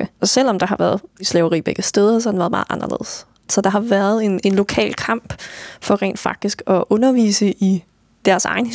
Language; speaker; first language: Danish; native; Danish